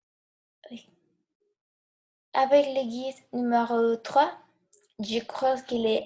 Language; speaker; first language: French; non-native, learner; Spanish